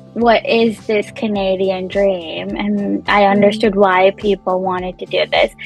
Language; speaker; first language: English; non-native, local second language; Punjabi